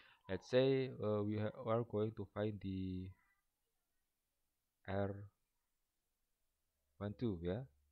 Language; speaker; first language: English; non-native, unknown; Indonesian